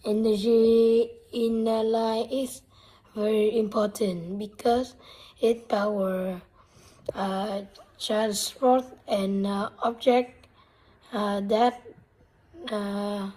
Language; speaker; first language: English; non-native, learner; Vietnamese